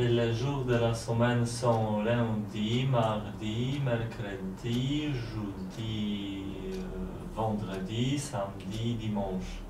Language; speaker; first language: French; non-native, learner; Polish